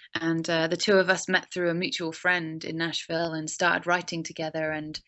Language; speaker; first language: English; native; English